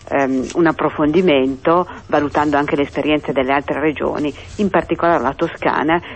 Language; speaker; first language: Italian; native; Italian